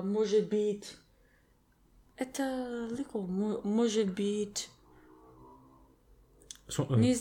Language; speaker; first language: Russian; non-native, learner; English